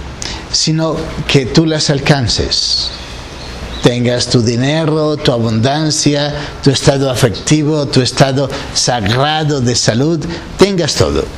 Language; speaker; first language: Spanish; native; Spanish